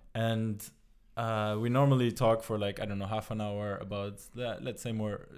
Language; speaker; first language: English; non-native, fluent; German